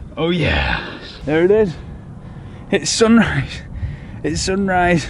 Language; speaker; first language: English; native; English